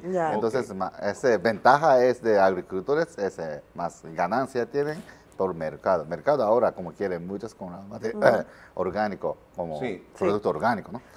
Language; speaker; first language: Spanish; non-native, learner; Japanese